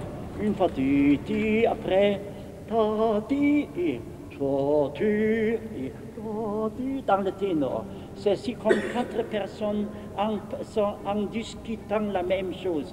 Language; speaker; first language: French; non-native, fluent; German